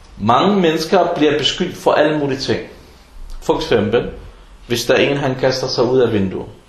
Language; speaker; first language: Danish; non-native, fluent; Arabic